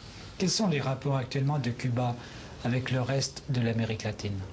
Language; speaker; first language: French; native; French